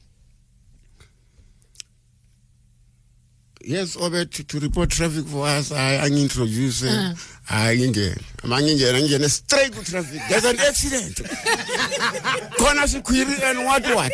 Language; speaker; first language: English; non-native, local second language; Zulu